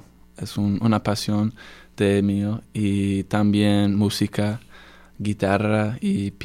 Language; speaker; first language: Spanish; non-native, learner; English